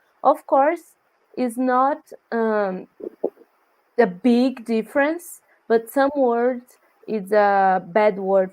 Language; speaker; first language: English; non-native, learner; Portuguese